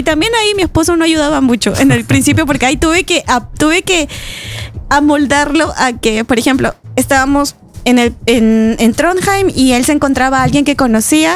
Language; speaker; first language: Spanish; native; Spanish